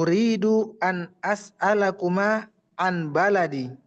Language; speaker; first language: Arabic; non-native, learner; Indonesian